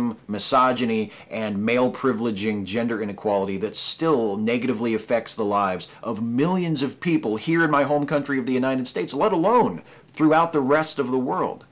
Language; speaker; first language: English; native; English